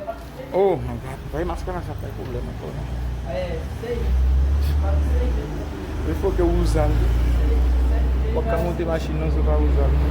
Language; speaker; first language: Portuguese; non-native, learner; Haitian Creole